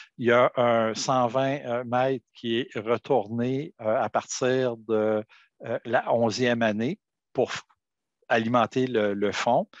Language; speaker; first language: French; native; French